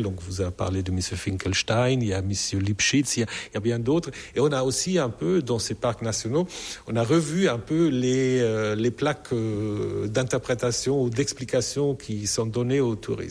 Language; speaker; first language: French; non-native, fluent; German